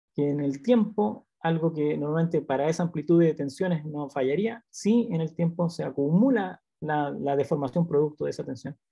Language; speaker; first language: Spanish; native; Spanish